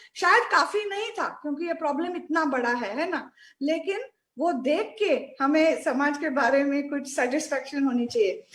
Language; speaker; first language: Hindi; non-native, local second language; Marathi